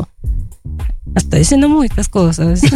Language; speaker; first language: Portuguese; non-native, learner; English